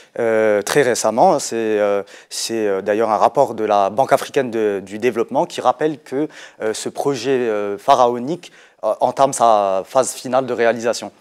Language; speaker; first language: French; non-native, local second language; Arabic